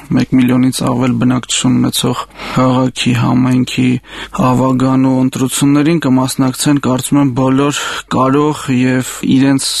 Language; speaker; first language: Armenian; native; Armenian